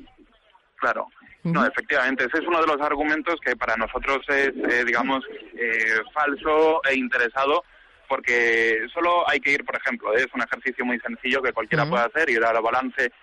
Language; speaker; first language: Spanish; native; Spanish